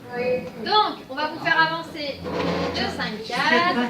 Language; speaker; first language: French; native; French